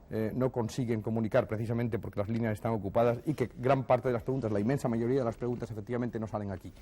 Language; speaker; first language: Spanish; native; Spanish